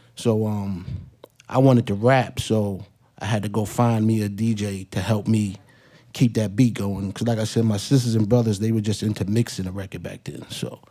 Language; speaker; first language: English; native; English